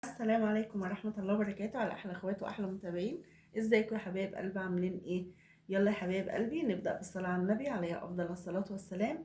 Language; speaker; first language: Arabic; native; Arabic